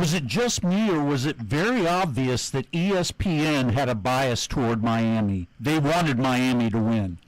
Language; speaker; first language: English; native; English